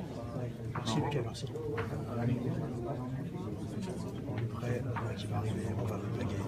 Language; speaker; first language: French; native; French